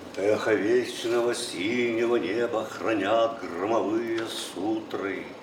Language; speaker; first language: Russian; non-native, local second language; Buriat